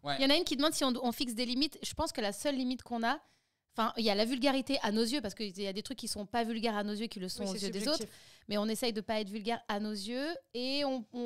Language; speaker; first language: French; native; French